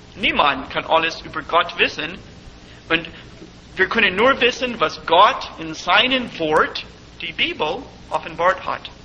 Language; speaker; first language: German; non-native, fluent; English